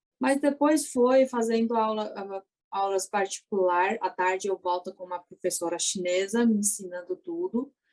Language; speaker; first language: Portuguese; early bilingual, other home language; Chinese